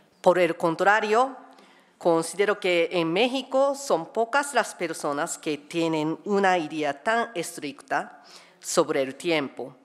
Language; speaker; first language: Spanish; non-native, fluent; Japanese